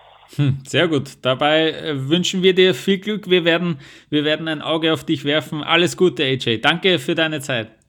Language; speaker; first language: German; native; German